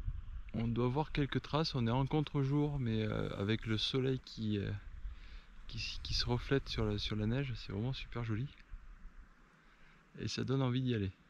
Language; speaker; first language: French; native; French